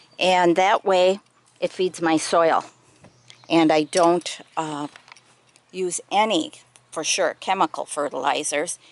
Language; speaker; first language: English; native; English